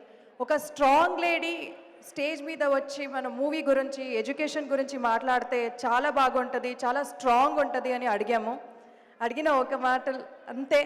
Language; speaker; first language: Telugu; non-native, fluent; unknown